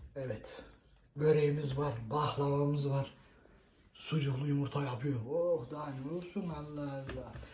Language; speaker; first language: Turkish; early bilingual, heritage; Turkish